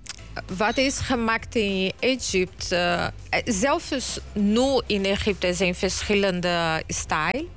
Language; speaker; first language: Dutch; non-native, learner; Portuguese